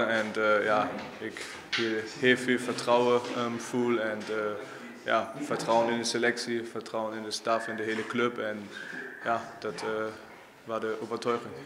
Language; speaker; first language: Dutch; non-native, fluent; German